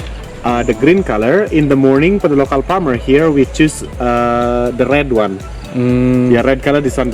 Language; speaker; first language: English; non-native, learner; Indonesian